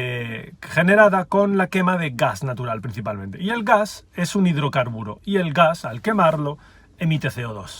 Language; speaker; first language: Spanish; native; Spanish